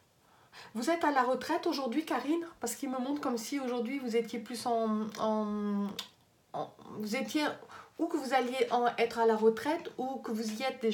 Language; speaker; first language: French; native; French